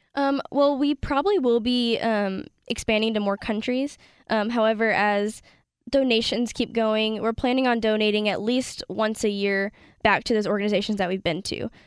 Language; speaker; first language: English; native; English